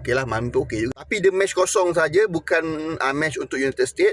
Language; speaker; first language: Malay; native; Malay